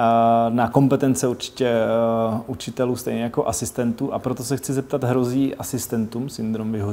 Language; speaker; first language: Czech; native; Czech